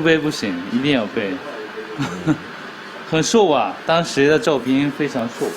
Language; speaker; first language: Chinese; non-native, fluent; Japanese